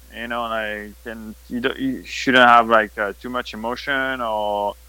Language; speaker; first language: English; non-native, fluent; French